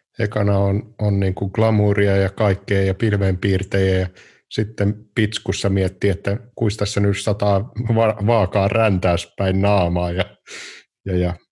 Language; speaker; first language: Finnish; native; Finnish